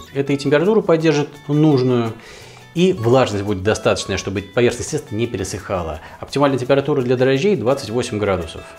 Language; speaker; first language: Russian; native; Russian